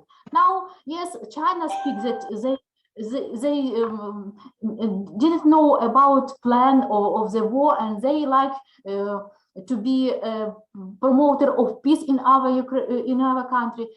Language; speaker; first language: English; non-native, learner; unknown